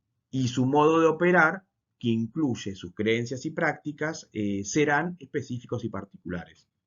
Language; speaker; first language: Spanish; native; Spanish